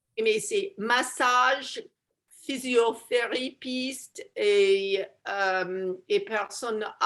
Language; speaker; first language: French; non-native, learner; English